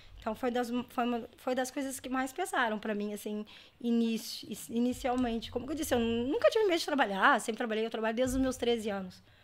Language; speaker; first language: Portuguese; native; Portuguese